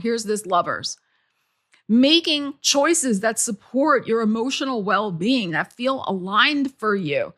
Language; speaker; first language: English; native; English